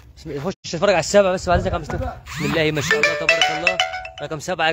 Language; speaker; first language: Arabic; native; Arabic